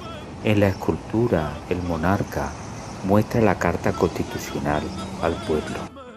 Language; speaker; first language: Spanish; native; Spanish